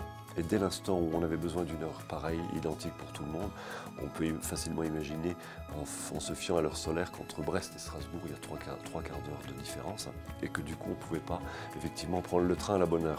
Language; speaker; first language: French; native; French